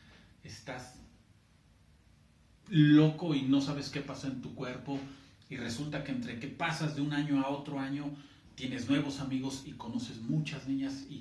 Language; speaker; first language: Spanish; native; Spanish